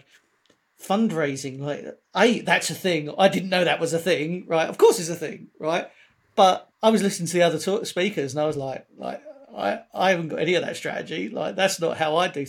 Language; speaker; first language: English; native; English